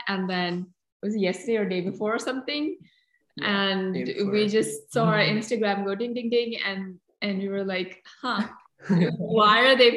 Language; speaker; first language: English; non-native, local second language; Malayalam